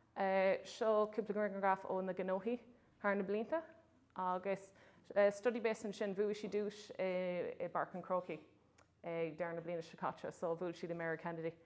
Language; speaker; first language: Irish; non-native, local second language; English